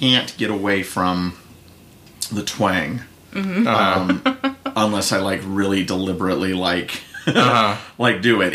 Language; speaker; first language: English; native; English